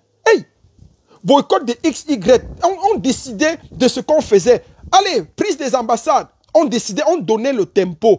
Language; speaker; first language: French; native; French